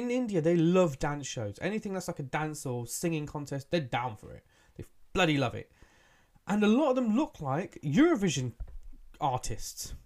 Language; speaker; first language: English; early bilingual, other home language; Hindi